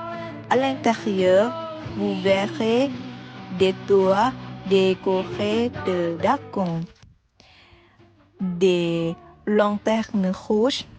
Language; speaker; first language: French; non-native, learner; Thai